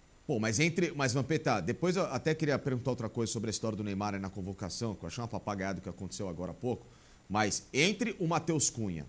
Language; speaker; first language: Portuguese; native; Portuguese